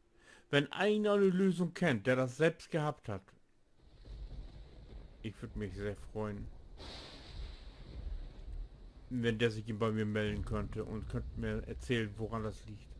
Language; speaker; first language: German; native; German